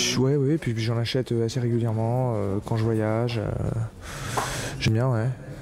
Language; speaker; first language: French; native; French